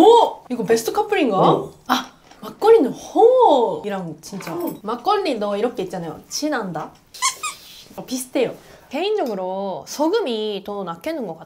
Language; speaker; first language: Korean; non-native, fluent; Japanese